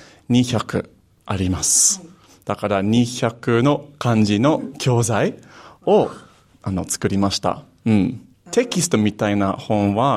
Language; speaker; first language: Japanese; non-native, fluent; English